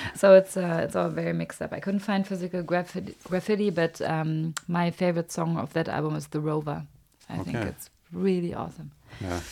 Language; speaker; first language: English; non-native, fluent; German